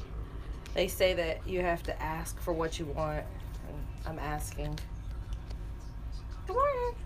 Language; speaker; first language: English; native; English